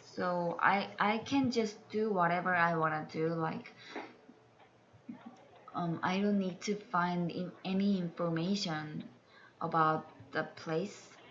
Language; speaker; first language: English; non-native, learner; Korean